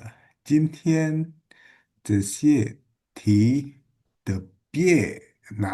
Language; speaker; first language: Chinese; non-native, learner; Indonesian